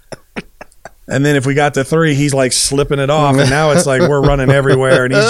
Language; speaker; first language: English; native; English